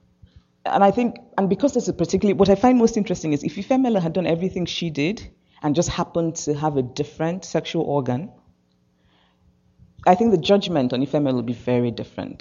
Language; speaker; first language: English; non-native, local second language; Igbo